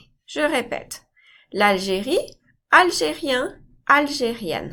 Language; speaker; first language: French; non-native, fluent; English